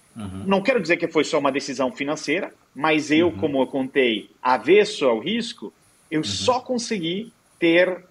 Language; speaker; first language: Portuguese; non-native, fluent; Italian